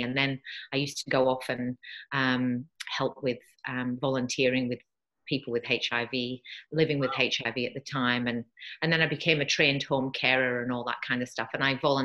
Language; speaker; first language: English; native; English